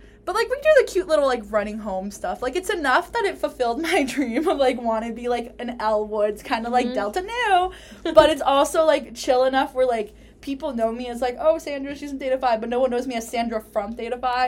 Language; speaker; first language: English; early bilingual, other home language; Spanish